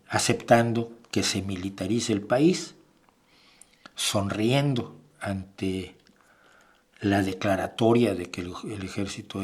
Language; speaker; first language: Spanish; native; Spanish